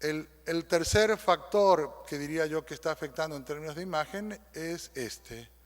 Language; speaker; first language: Spanish; native; Spanish